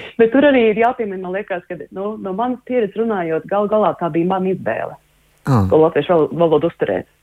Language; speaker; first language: Latvian; early bilingual, heritage; Latvian